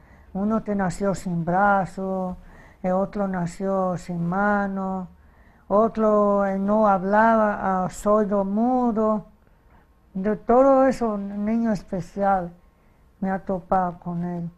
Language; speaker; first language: Spanish; early bilingual, heritage; Spanish